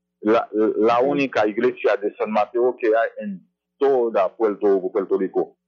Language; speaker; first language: Spanish; non-native, fluent; Haitian Creole